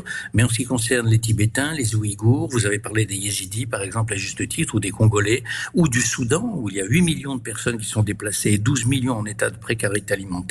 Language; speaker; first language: French; native; French